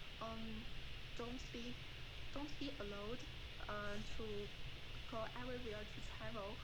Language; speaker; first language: English; non-native, learner; Chinese